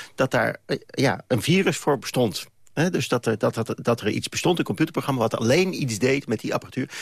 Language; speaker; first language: Dutch; native; Dutch